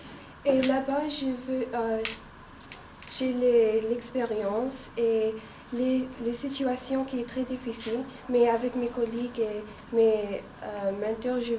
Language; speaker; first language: French; non-native, learner; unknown